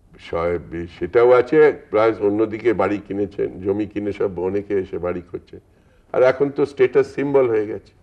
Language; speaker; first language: Bangla; native; Bangla